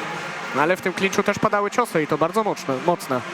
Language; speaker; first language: Polish; native; Polish